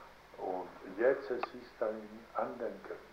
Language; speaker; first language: German; non-native, learner; French